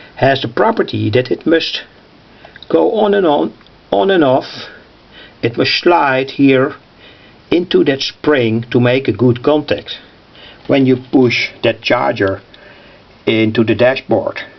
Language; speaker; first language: English; non-native, fluent; Dutch